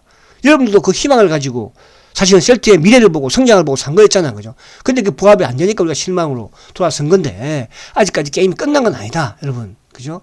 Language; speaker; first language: Korean; native; Korean